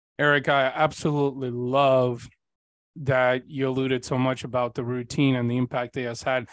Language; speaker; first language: English; early bilingual, other home language; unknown